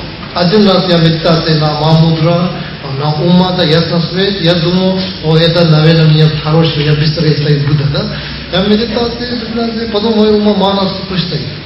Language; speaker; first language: Russian; non-native, learner; Tibetan